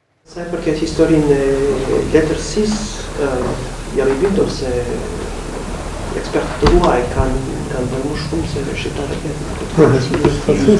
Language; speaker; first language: Albanian; non-native, fluent; English